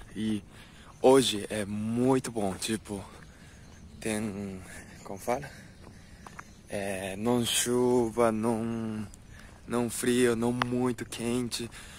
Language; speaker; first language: Portuguese; non-native, learner; Japanese